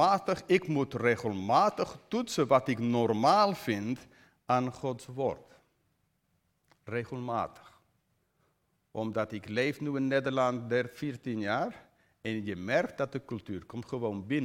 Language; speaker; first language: Dutch; non-native, fluent; English